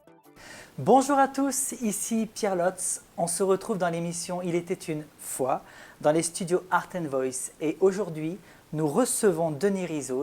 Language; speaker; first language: French; native; French